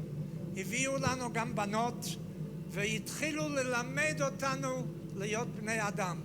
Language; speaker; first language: Hebrew; non-native, fluent; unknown